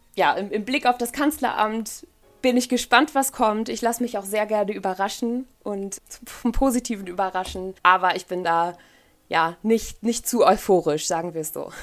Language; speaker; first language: German; native; German